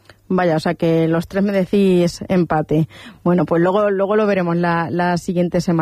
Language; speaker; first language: Spanish; native; Spanish